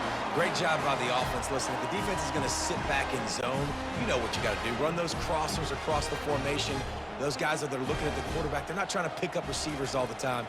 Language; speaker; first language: English; native; English